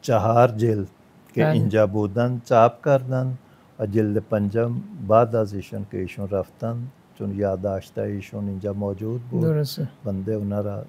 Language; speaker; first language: Persian; non-native, fluent; Punjabi